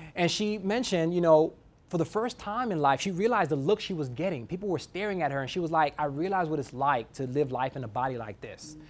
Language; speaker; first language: English; native; English